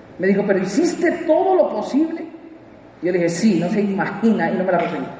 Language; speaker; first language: Spanish; native; Spanish